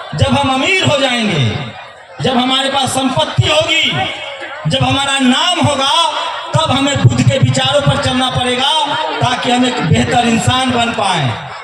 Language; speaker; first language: Hindi; native; Hindi